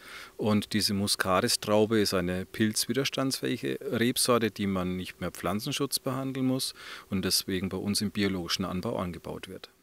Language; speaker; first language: German; native; German